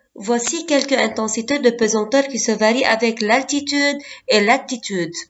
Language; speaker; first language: French; non-native, local second language; Arabic